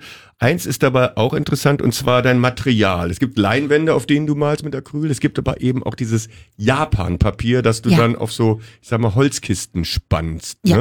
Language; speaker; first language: German; native; German